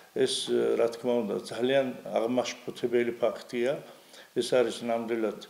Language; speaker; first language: Georgian; non-native, local second language; Azerbaijani